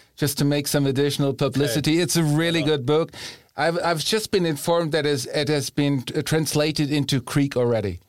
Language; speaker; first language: English; non-native, fluent; German